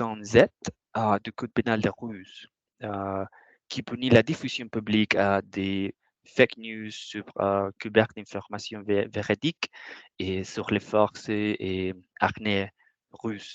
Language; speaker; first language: French; non-native, learner; Spanish